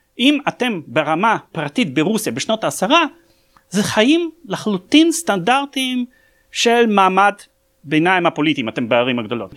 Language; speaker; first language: Hebrew; non-native, fluent; Russian